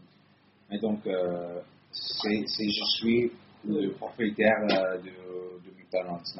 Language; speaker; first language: French; non-native, fluent; Italian